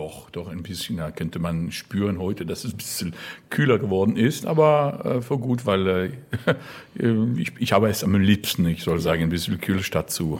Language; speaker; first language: German; non-native, fluent; French